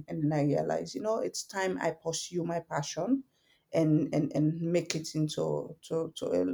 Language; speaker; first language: English; non-native, local second language; Fula